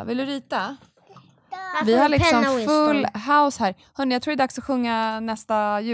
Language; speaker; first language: Swedish; native; Swedish